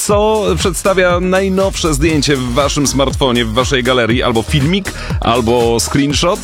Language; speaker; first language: Polish; native; Polish